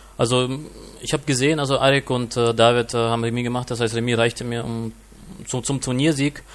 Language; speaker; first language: German; non-native, fluent; Russian